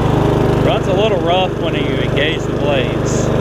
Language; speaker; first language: English; native; English